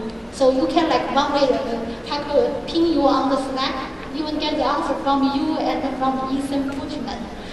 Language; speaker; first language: English; non-native, fluent; Chinese